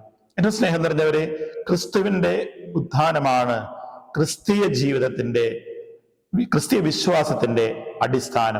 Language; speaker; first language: Malayalam; native; Malayalam